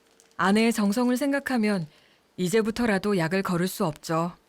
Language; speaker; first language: Korean; native; Korean